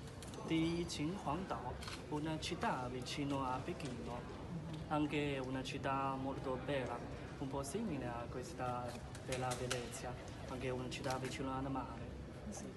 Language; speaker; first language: Italian; non-native, fluent; Chinese